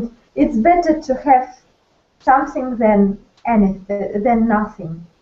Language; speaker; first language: English; non-native, learner; Russian